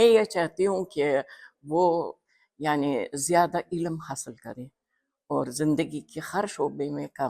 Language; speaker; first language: Hindi; non-native, fluent; Uzbek